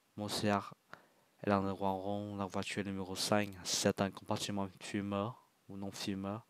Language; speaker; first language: French; non-native, learner; Vietnamese